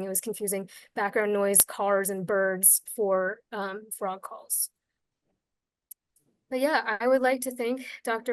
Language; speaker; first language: English; native; English